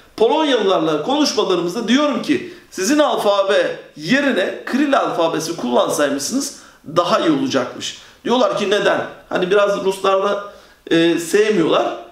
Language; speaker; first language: Turkish; native; Turkish